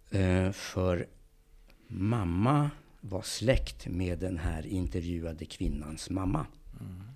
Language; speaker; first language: Swedish; early bilingual, other home language; Hungarian